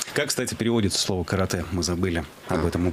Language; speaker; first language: Russian; native; Russian